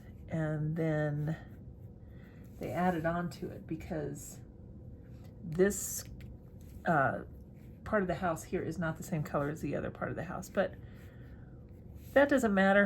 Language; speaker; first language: English; native; English